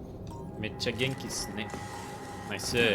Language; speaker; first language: Japanese; non-native, learner; English